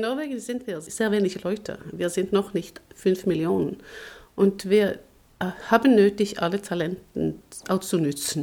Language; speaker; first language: German; non-native, fluent; Norwegian